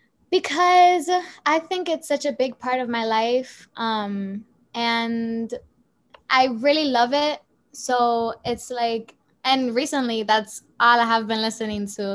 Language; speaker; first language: English; early bilingual, other home language; Spanish